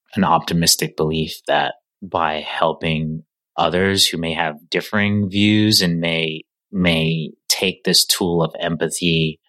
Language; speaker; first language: English; native; English